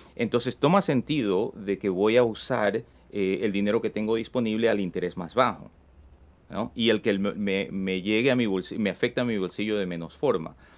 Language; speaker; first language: Spanish; native; Spanish